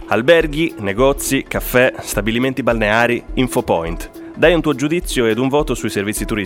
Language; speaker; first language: Italian; native; Italian